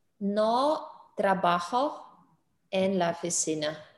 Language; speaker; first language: Spanish; non-native, learner; English